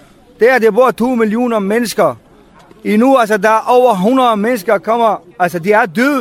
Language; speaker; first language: Danish; non-native, fluent; Arabic